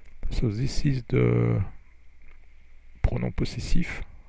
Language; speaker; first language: English; non-native, fluent; French